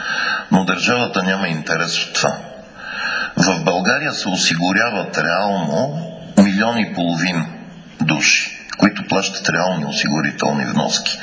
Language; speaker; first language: Bulgarian; native; Bulgarian